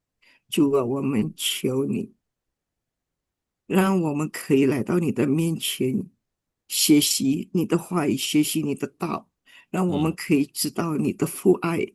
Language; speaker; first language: Chinese; non-native, fluent; Indonesian